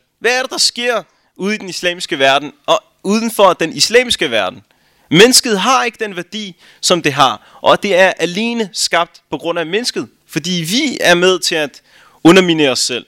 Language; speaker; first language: Danish; early bilingual, other home language; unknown